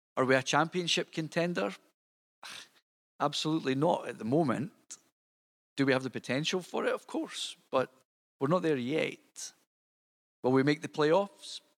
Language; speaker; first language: English; native; English